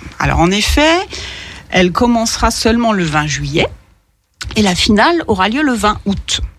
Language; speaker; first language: French; native; French